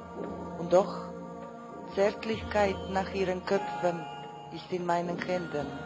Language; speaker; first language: German; non-native, fluent; Croatian